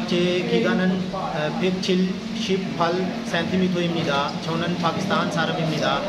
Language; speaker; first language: Korean; non-native, learner; Punjabi